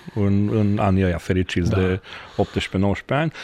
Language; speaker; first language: Romanian; non-native, local second language; Hungarian